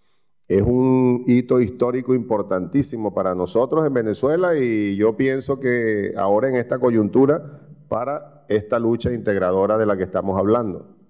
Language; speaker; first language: Spanish; native; Spanish